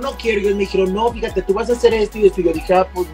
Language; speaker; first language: Spanish; native; Spanish